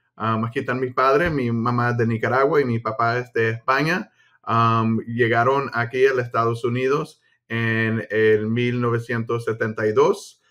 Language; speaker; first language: Spanish; early bilingual, heritage; Spanish